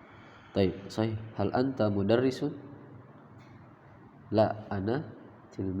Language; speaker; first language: Arabic; non-native, fluent; Indonesian